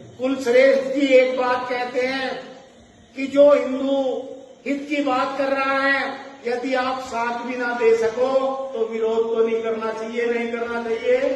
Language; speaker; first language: Hindi; native; Hindi